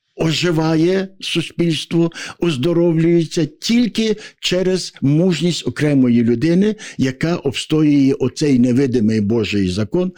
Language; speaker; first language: Ukrainian; native; Ukrainian